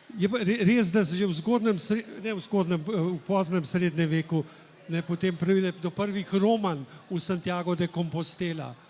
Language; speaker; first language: Slovenian; native; Slovenian